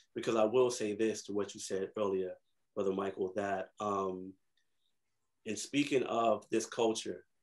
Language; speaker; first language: English; native; English